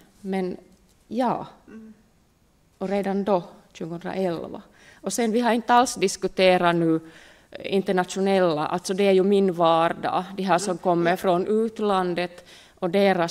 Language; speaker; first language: Swedish; non-native, local second language; Finnish